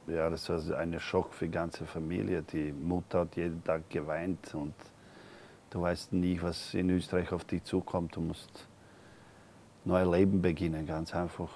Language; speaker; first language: German; non-native, fluent; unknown